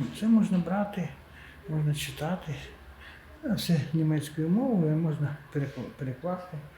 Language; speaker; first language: Ukrainian; non-native, local second language; Russian